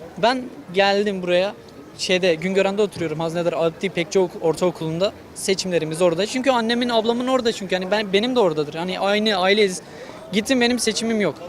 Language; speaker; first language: Turkish; non-native, local second language; Kurdish